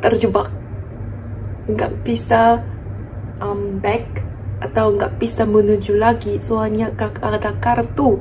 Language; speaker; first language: Indonesian; non-native, fluent; Korean